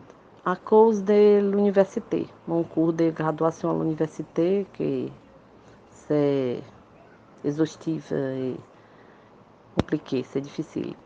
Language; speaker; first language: French; non-native, learner; Portuguese